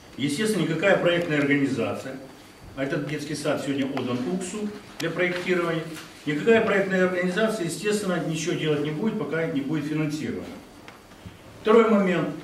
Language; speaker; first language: Russian; native; Russian